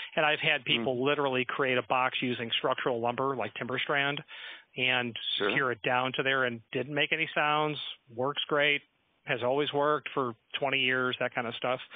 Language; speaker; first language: English; native; English